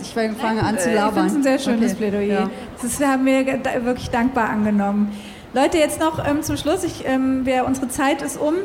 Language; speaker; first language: German; native; German